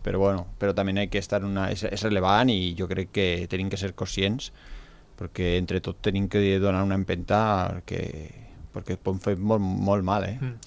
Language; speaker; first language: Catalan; non-native, local second language; Spanish